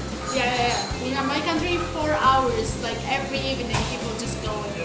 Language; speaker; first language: English; non-native, fluent; Turkish